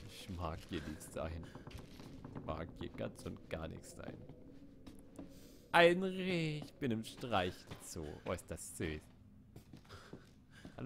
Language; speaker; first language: German; native; German